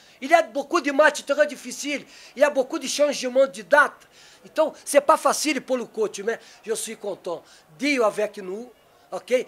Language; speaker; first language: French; non-native, learner; Portuguese